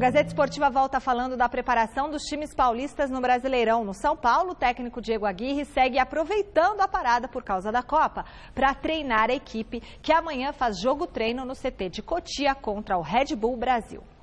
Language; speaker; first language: Portuguese; native; Portuguese